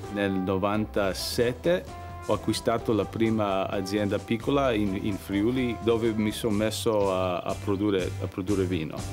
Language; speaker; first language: Italian; early bilingual, other home language; English